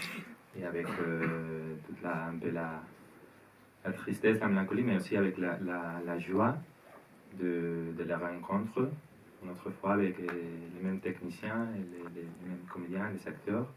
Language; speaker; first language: French; non-native, learner; Spanish